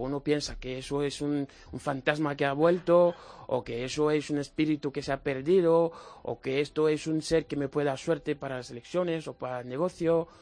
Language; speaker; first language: Spanish; non-native, fluent; French